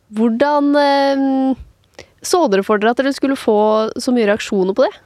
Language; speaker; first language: Norwegian; native; Norwegian